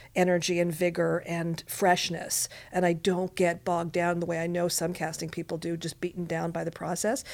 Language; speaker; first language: English; native; English